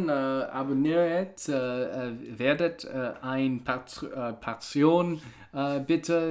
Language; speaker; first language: German; non-native, learner; English